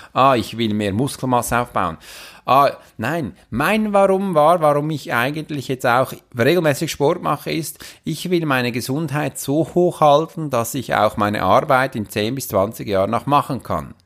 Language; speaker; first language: German; native; German